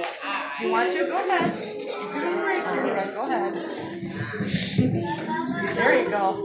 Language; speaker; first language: English; native; English